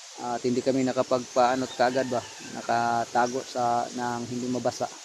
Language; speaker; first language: Filipino; non-native, local second language; Cebuano